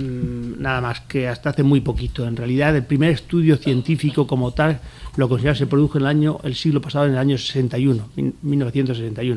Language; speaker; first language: Spanish; native; Spanish